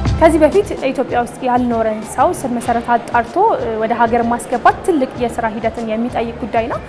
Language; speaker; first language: Amharic; native; Amharic